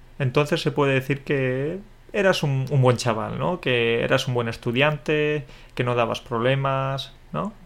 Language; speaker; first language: Spanish; native; Spanish